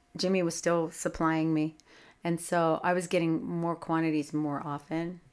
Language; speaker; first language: English; native; English